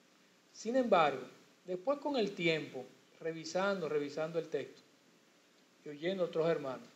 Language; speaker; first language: Spanish; native; Spanish